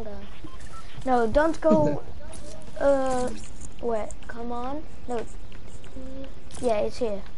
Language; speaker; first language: English; non-native, learner; Portuguese